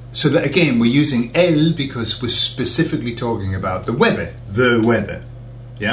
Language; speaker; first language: English; native; English